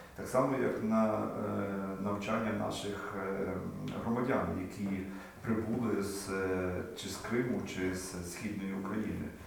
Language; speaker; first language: Ukrainian; native; Ukrainian